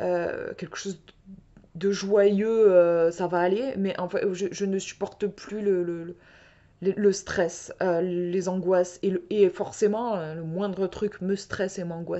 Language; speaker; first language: French; native; French